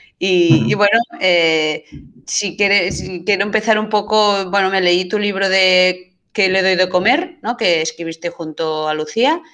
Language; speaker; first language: Spanish; non-native, local second language; Catalan